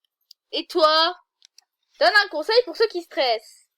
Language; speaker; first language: French; native; French